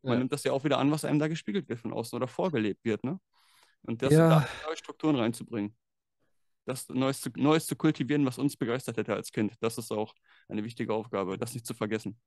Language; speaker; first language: German; native; German